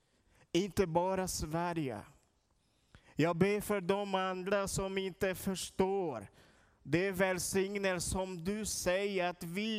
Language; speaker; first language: Swedish; non-native, learner; Portuguese